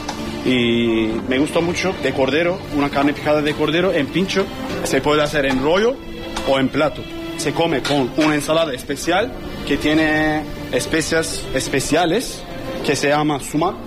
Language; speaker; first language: Spanish; non-native, learner; Turkish